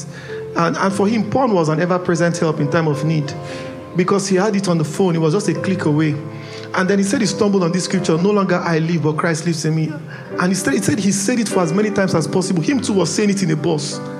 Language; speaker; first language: English; non-native, local second language; Igbo